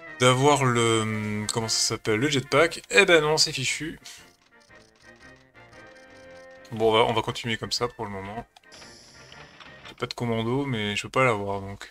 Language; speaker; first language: French; native; French